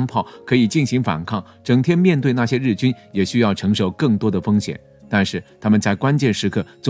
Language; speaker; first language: Chinese; native; Chinese